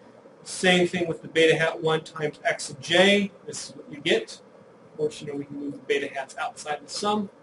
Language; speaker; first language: English; native; English